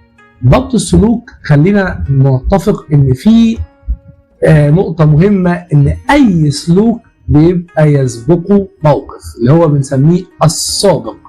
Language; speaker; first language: Arabic; native; Arabic